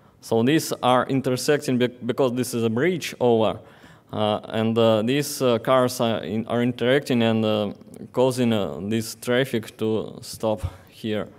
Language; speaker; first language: English; non-native, fluent; Russian